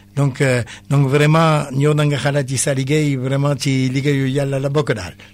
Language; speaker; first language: Wolof; native; Wolof